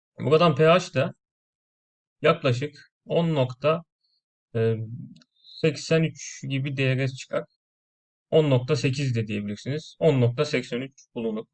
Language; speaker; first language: Turkish; native; Turkish